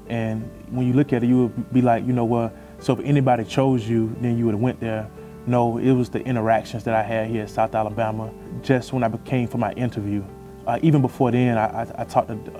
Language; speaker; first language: English; native; English